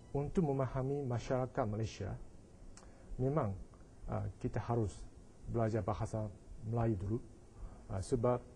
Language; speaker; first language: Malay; non-native, fluent; Japanese